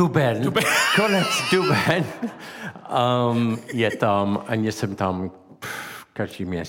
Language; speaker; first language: Czech; non-native, learner; English